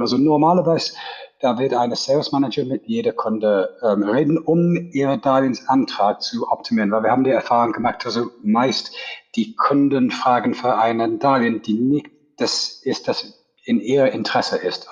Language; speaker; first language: German; non-native, fluent; English